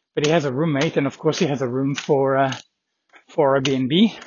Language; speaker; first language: English; non-native, fluent; French